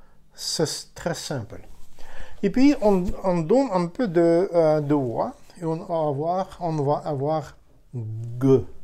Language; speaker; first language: French; non-native, learner; Ukrainian